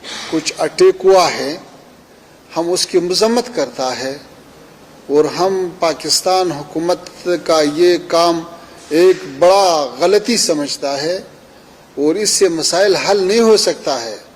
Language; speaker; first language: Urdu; non-native, fluent; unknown